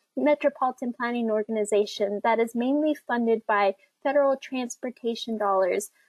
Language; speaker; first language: English; native; English